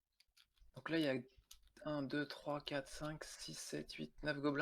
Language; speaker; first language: French; native; French